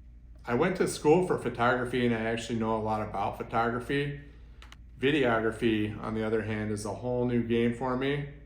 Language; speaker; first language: English; native; English